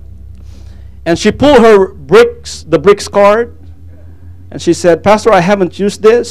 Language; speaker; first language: English; non-native, local second language; Filipino